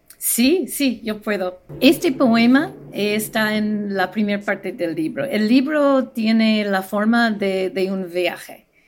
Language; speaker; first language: Spanish; non-native, fluent; English